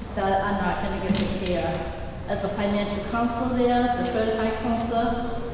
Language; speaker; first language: English; native; English